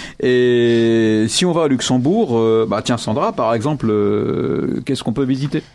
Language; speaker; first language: French; native; French